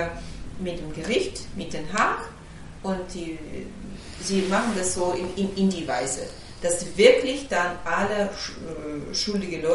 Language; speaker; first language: German; non-native, fluent; Ukrainian